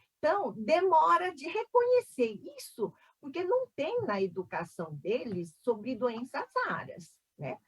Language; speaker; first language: Portuguese; non-native, fluent; Korean